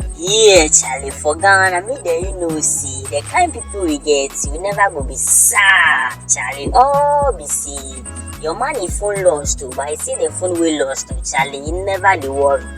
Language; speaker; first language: Nigerian Pidgin; non-native, local second language; Akan